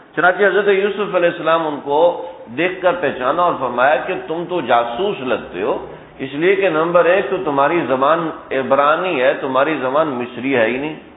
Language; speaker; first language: Urdu; non-native, local second language; Punjabi